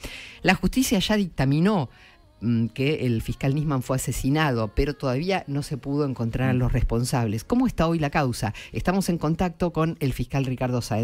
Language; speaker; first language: Spanish; native; Spanish